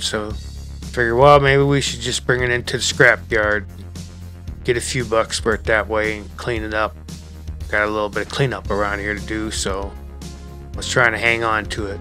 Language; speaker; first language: English; native; English